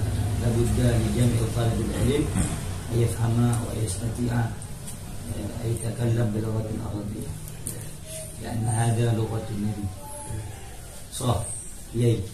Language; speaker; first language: Arabic; non-native, learner; Indonesian